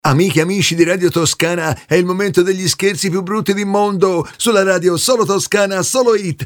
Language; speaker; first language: Italian; native; Italian